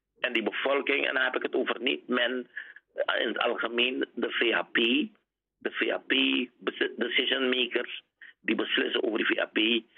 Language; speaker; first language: Dutch; native; Dutch